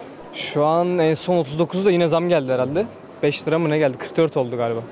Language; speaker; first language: Turkish; native; Turkish